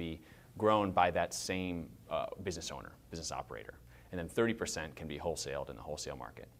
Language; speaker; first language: English; native; English